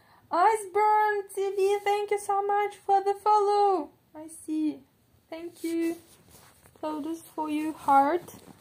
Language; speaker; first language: English; non-native, learner; Russian